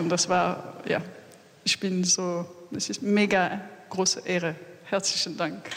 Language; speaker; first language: German; non-native, fluent; French